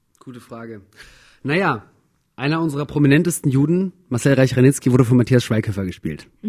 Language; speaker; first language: German; early bilingual, other home language; Russian